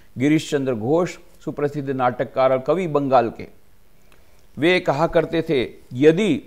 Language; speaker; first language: Hindi; non-native, local second language; Gujarati